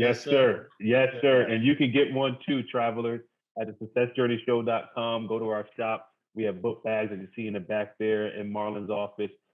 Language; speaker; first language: English; native; English